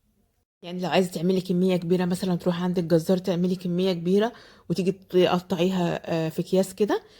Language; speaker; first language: Arabic; native; Arabic